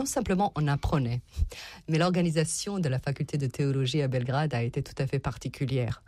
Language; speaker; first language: French; non-native, fluent; Serbian